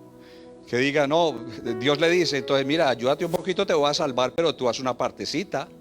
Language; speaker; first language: Spanish; native; Spanish